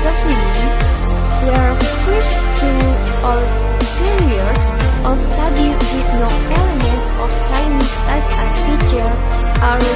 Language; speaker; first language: English; non-native, learner; Indonesian